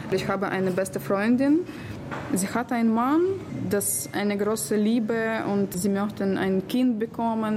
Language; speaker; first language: German; non-native, learner; Ukrainian